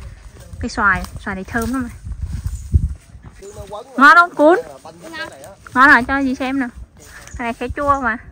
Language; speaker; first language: Vietnamese; native; Vietnamese